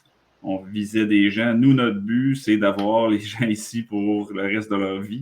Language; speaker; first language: French; native; French